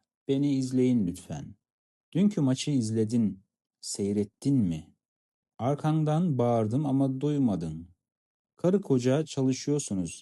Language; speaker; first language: Turkish; non-native, fluent; Kazakh